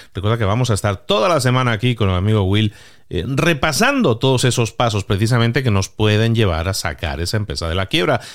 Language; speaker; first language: Spanish; native; Spanish